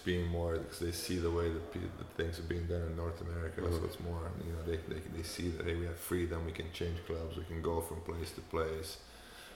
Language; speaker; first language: English; non-native, fluent; Romanian